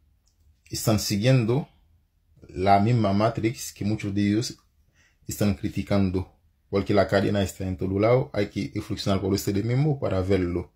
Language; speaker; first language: Spanish; non-native, fluent; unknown